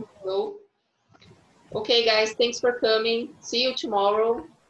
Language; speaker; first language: English; non-native, fluent; Portuguese